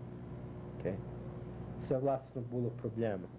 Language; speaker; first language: Ukrainian; early bilingual, heritage; Ukrainian